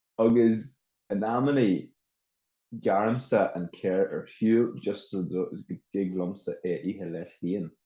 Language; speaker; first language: Irish; native; Irish